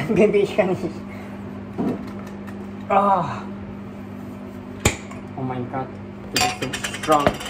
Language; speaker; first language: German; non-native, learner; Filipino